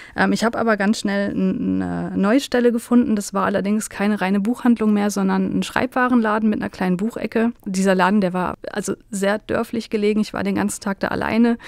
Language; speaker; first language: German; native; German